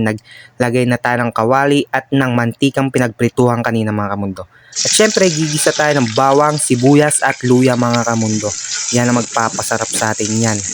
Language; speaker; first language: Filipino; native; Filipino